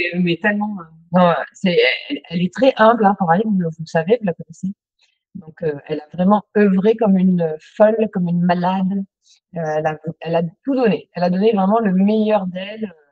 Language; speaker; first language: French; native; French